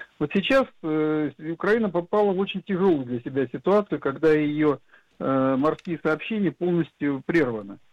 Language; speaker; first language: Russian; native; Russian